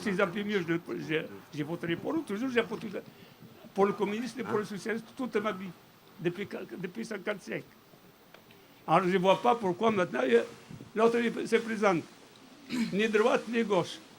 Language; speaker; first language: French; non-native, fluent; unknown